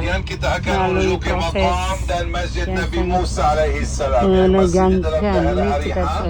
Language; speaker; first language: Indonesian; non-native, fluent; Arabic